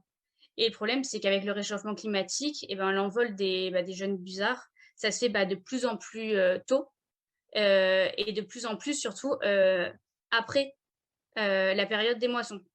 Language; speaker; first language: French; native; French